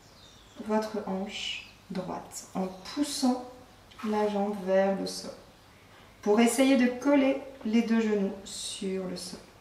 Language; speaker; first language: French; native; French